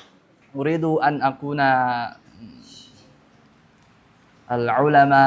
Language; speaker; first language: Arabic; non-native, learner; Indonesian